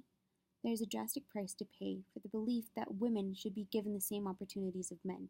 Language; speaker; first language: English; native; English